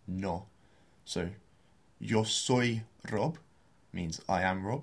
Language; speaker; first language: English; native; English